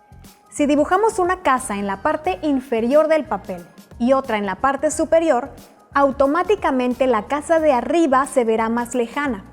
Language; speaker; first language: Spanish; native; Spanish